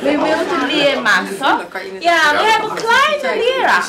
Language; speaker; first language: Dutch; non-native, learner; Chinese